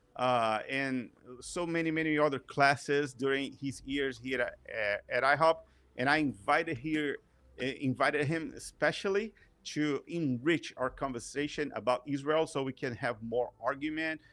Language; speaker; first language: English; non-native, fluent; Portuguese